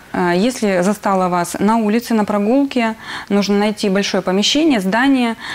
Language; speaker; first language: Russian; native; Russian